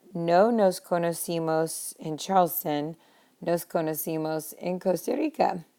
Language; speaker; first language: Spanish; non-native, fluent; English